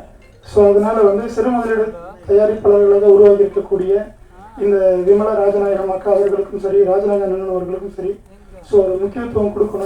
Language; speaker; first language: Tamil; native; Tamil